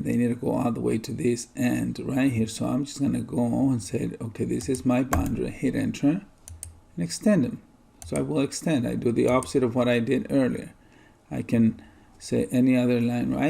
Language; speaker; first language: English; native; English